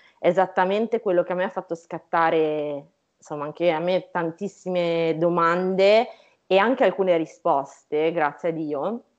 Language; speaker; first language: Italian; native; Italian